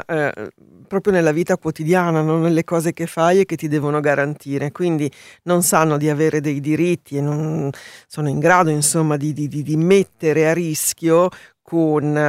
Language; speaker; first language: Italian; native; Italian